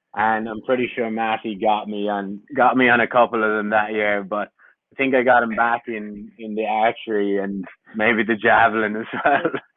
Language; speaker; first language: English; native; English